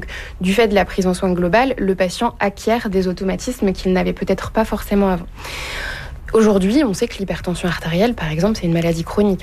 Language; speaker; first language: French; native; French